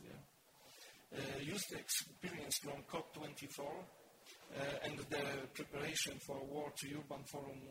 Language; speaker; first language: English; non-native, learner; Polish